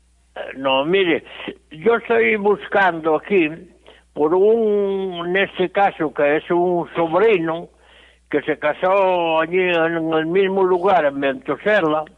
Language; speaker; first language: Spanish; non-native, local second language; Galician